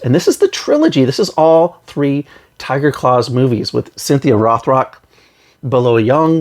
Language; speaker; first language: English; native; English